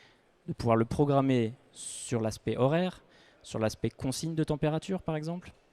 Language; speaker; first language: French; native; French